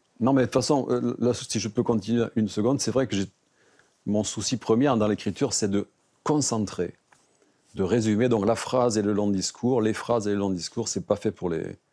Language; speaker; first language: French; native; French